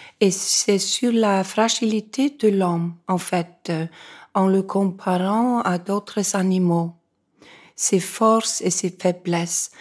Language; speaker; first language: French; non-native, fluent; Icelandic